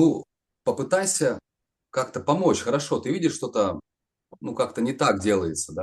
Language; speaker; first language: Russian; native; Russian